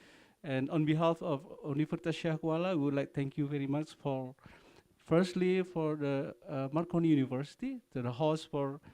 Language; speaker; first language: English; non-native, learner; Indonesian